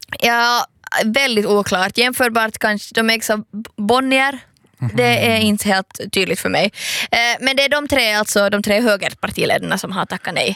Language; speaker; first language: Swedish; native; Swedish